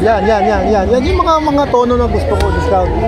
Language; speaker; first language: Filipino; native; Filipino